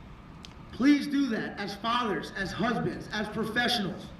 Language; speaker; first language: English; native; English